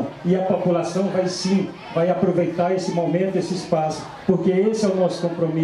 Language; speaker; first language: Portuguese; native; Portuguese